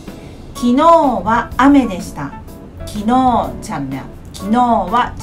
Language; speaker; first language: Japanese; non-native, fluent; Cantonese